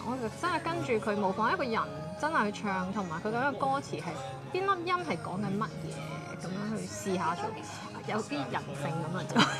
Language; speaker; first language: Cantonese; native; Cantonese